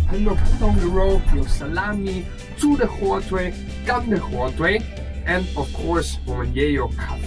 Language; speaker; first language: Chinese; non-native, learner; German